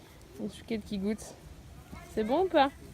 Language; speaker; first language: French; native; French